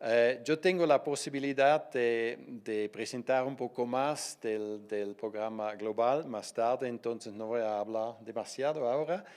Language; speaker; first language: Spanish; non-native, fluent; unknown